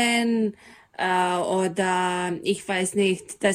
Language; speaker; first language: German; non-native, learner; Serbian